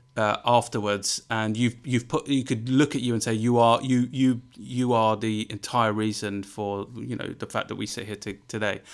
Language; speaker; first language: English; native; English